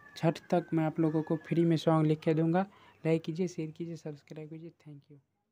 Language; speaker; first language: Hindi; native; Hindi